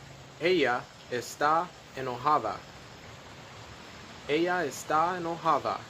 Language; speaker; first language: Spanish; non-native, fluent; English